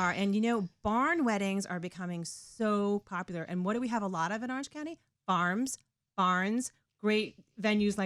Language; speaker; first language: English; native; English